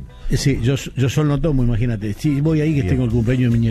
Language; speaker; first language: Spanish; native; Spanish